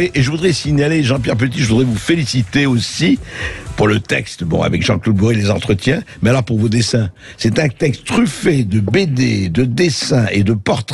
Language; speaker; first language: French; native; French